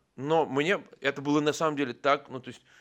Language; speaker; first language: Russian; native; Russian